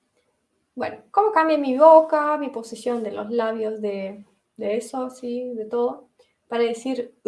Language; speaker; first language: Spanish; non-native, fluent; Russian